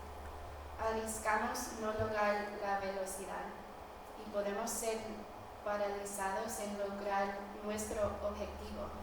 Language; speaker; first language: Spanish; non-native, fluent; English